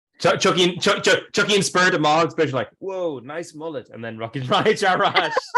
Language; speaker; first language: Irish; native; Irish